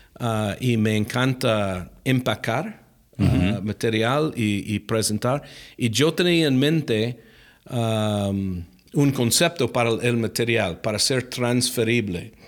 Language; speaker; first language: Spanish; non-native, fluent; English